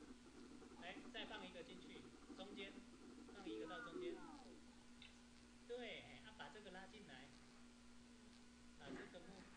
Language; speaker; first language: Chinese; native; Chinese